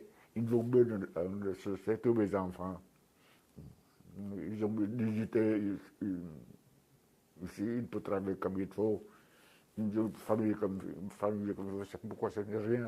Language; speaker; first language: French; non-native, fluent; Vietnamese